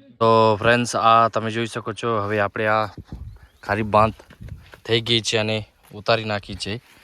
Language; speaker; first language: Gujarati; non-native, local second language; Kachhi